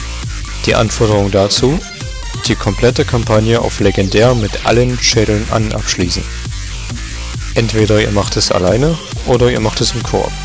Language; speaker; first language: German; native; German